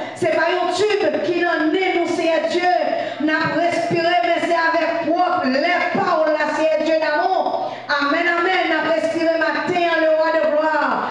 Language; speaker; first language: French; non-native, local second language; Haitian Creole